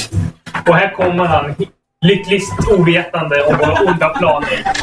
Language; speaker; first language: Swedish; native; Swedish